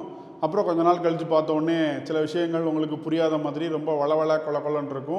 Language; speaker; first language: Tamil; native; Tamil